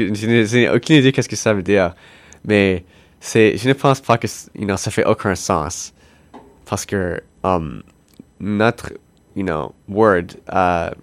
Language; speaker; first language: French; non-native, local second language; English